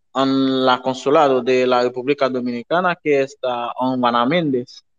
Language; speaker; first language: Spanish; non-native, learner; Haitian Creole